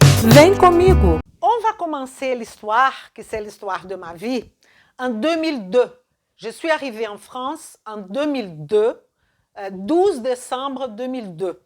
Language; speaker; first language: French; non-native, fluent; Portuguese